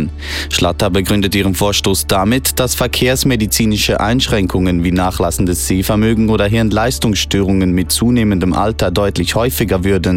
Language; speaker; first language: German; native; German